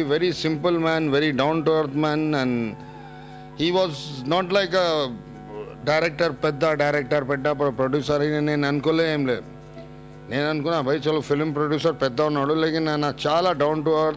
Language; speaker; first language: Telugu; non-native, local second language; Urdu